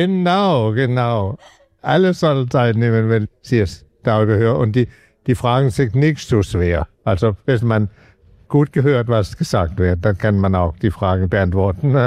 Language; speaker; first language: German; non-native, learner; Danish